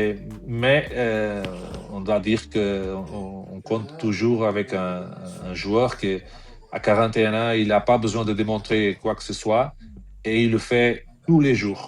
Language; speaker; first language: French; non-native, fluent; Portuguese